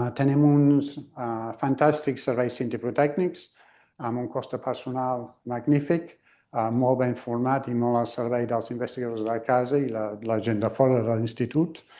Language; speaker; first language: Catalan; non-native, fluent; English